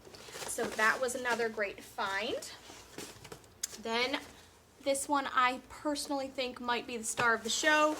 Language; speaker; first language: English; native; English